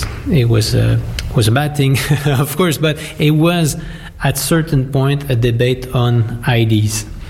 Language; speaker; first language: English; non-native, fluent; French